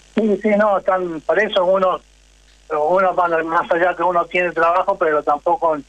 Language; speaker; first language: Spanish; native; Spanish